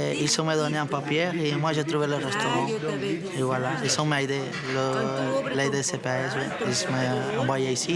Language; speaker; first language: French; non-native, learner; Spanish